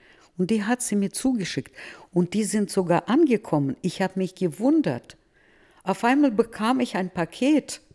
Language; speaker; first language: German; early bilingual, heritage; Russian